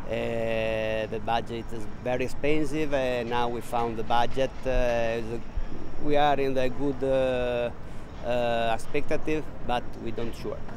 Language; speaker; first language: English; non-native, learner; Italian